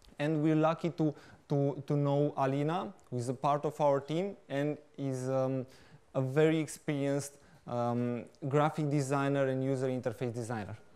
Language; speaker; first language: English; non-native, fluent; Romanian